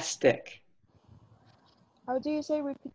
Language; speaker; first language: English; non-native, learner; Spanish